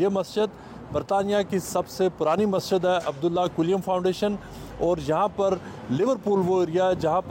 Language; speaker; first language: Urdu; native; Urdu